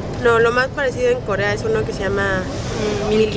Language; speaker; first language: Spanish; native; Spanish